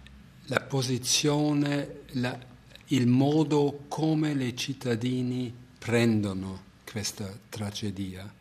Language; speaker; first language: Italian; non-native, fluent; German